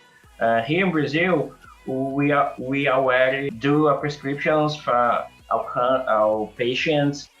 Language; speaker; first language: English; non-native, learner; Portuguese